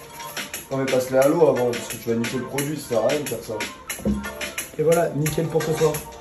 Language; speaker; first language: French; native; French